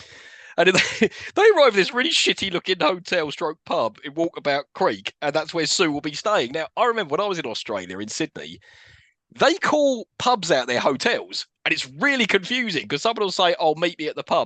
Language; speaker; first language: English; native; English